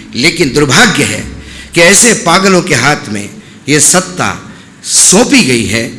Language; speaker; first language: Hindi; non-native, local second language; Marathi